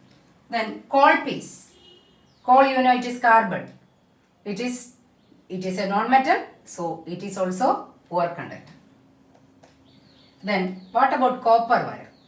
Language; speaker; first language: English; non-native, local second language; Malayalam